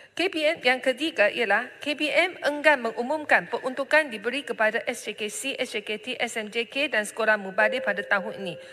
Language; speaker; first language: Malay; non-native, local second language; Chinese